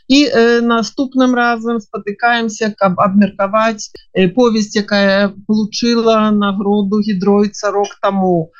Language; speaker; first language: Belarusian; non-native, local second language; Russian